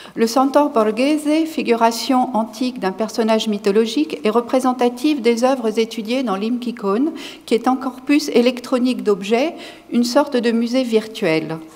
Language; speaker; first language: French; native; French